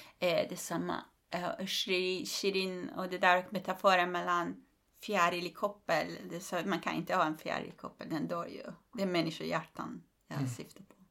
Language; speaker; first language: Swedish; non-native, fluent; Persian